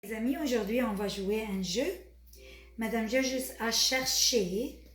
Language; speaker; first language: French; non-native, fluent; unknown